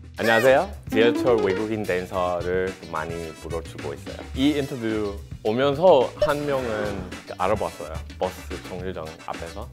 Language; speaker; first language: Korean; non-native, fluent; English